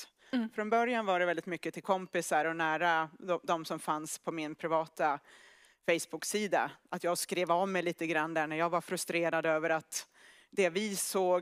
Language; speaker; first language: Swedish; native; Swedish